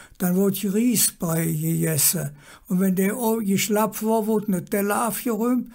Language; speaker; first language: German; native; German